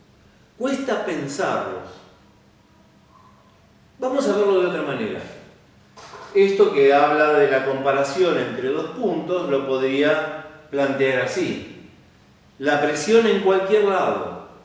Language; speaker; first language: Spanish; native; Spanish